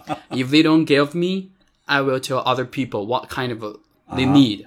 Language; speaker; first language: English; non-native, fluent; Chinese